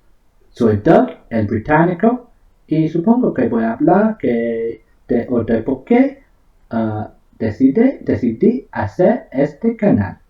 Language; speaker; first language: Spanish; non-native, fluent; English